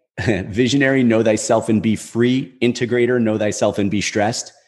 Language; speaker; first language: English; native; English